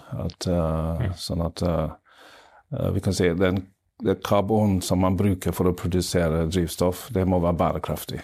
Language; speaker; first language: Norwegian; non-native, fluent; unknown